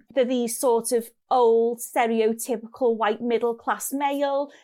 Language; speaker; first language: English; native; English